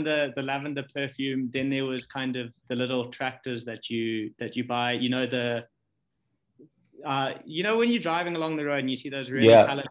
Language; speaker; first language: English; native; English